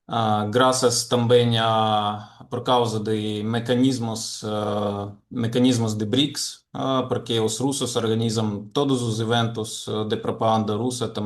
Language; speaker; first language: Portuguese; non-native, fluent; Ukrainian